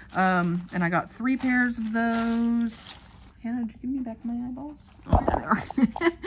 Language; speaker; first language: English; native; English